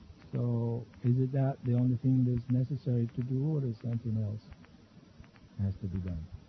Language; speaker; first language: English; non-native, fluent; Italian